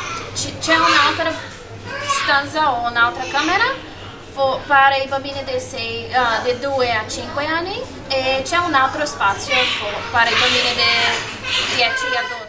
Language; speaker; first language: Italian; non-native, learner; Spanish